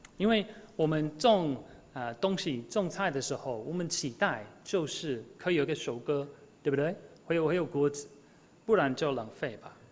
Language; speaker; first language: Chinese; non-native, fluent; English